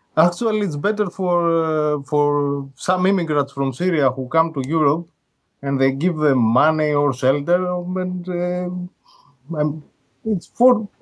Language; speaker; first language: English; non-native, fluent; Greek